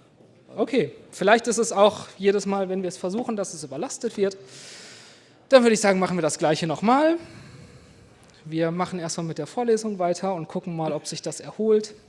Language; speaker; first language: German; native; German